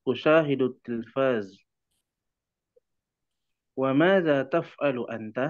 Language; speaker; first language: Arabic; non-native, learner; Indonesian